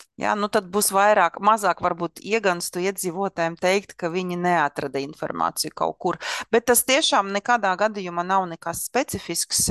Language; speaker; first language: Latvian; non-native, local second language; Russian